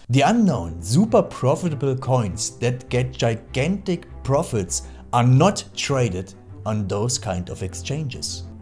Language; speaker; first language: English; non-native, fluent; German